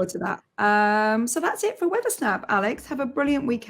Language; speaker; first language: English; native; English